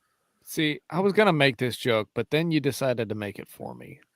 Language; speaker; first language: English; native; English